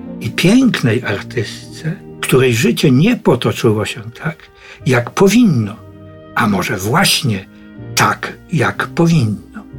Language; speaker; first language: Polish; native; Polish